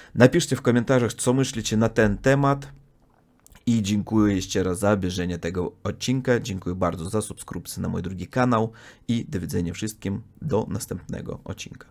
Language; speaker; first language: Polish; non-native, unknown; Russian